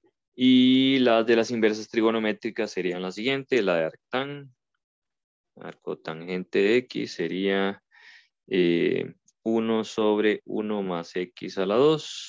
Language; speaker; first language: Spanish; native; Spanish